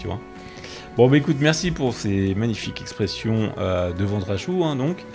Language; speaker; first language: French; native; French